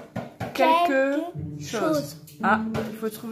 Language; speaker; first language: French; native; French